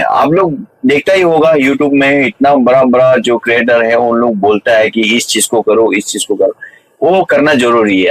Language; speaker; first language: Hindi; non-native, local second language; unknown